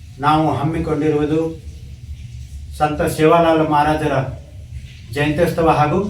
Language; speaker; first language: Kannada; non-native, local second language; Lambadi